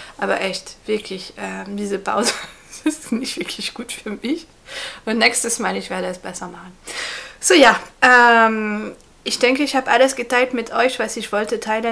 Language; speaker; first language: German; non-native, fluent; French